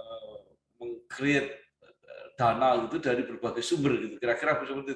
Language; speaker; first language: Indonesian; native; Indonesian